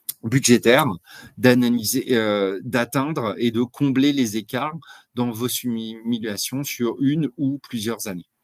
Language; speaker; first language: French; native; French